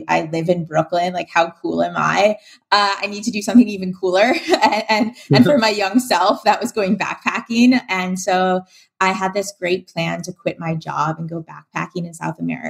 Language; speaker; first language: English; native; English